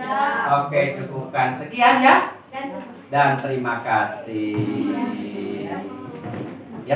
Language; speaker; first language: Indonesian; native; Indonesian